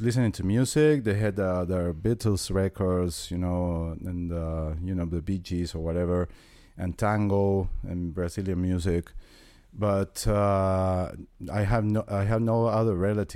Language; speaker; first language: English; non-native, fluent; Spanish